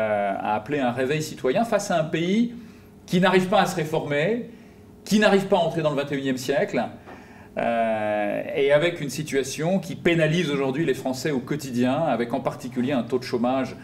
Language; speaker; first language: French; native; French